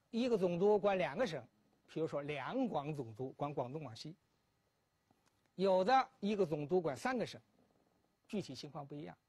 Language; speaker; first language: Chinese; native; Chinese